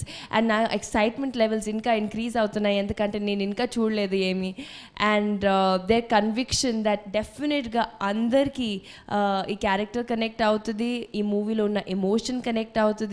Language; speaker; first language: Telugu; non-native, fluent; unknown